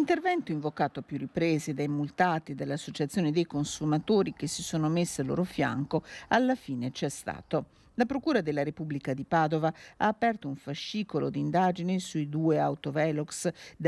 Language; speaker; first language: Italian; native; Italian